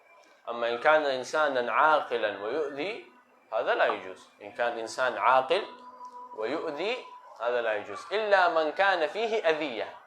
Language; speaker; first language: Arabic; native; Arabic